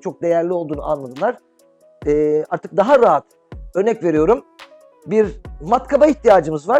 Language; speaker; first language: Turkish; native; Turkish